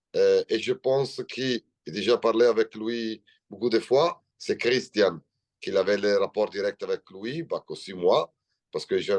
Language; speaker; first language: French; non-native, learner; Italian